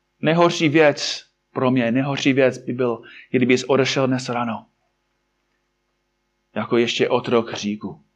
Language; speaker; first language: Czech; non-native, fluent; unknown